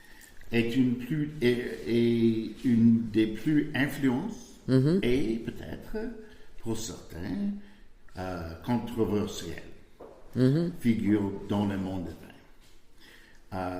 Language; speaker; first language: French; non-native, learner; English